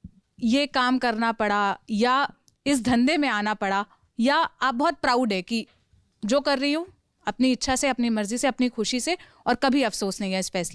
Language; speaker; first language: Hindi; native; Hindi